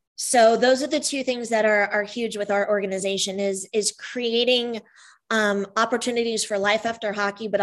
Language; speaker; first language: English; native; English